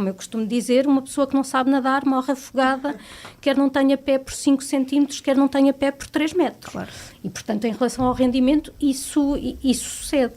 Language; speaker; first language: Portuguese; native; Portuguese